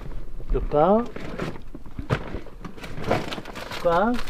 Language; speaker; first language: French; non-native, learner; Central Atlas Tamazight